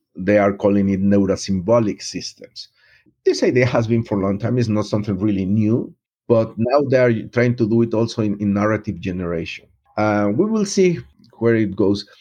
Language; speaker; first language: English; non-native, fluent; Spanish